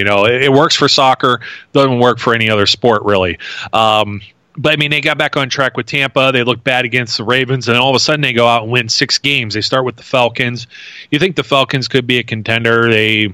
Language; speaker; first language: English; native; English